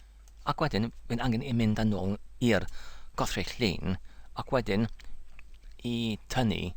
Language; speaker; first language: Welsh; non-native, learner; English